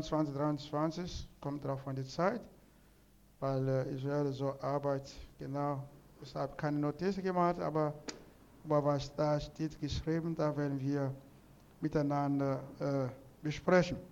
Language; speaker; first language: German; non-native, learner; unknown